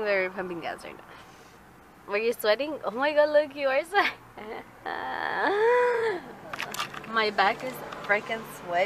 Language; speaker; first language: English; early bilingual, other home language; Spanish